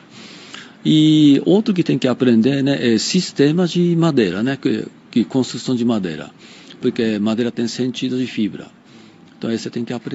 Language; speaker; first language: Portuguese; non-native, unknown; Japanese